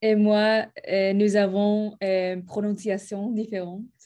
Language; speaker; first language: French; non-native, learner; Spanish